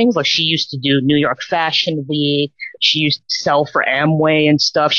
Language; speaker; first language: English; native; English